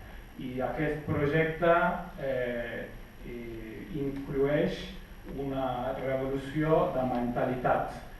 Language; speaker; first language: Catalan; non-native, fluent; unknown